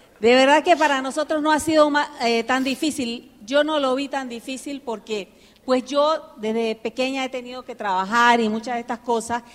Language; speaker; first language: Spanish; early bilingual, heritage; Spanish